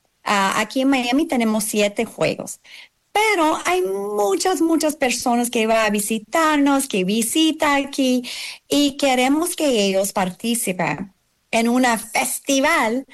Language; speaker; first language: Spanish; non-native, learner; English